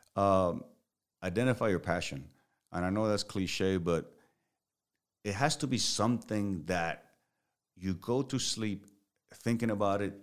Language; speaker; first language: English; early bilingual, other home language; Spanish